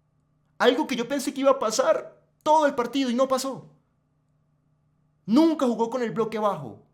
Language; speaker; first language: Spanish; native; Spanish